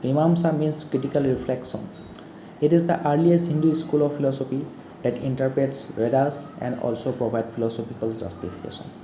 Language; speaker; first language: English; non-native, local second language; Assamese